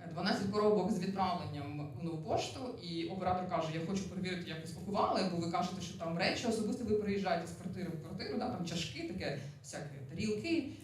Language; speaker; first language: Ukrainian; non-native, local second language; Russian